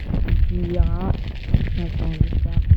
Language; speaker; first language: French; native; French